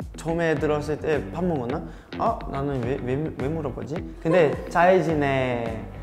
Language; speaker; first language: Korean; non-native, fluent; Portuguese